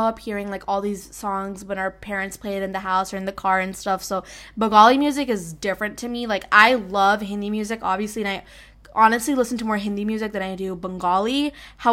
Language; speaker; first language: English; native; English